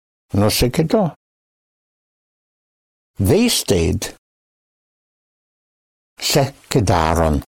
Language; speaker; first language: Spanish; non-native, fluent; English